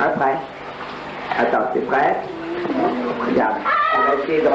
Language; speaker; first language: French; native; French